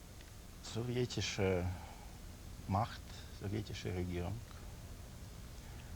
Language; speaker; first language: German; non-native, learner; Russian